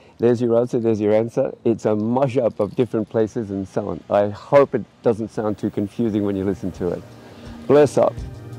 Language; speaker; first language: English; native; English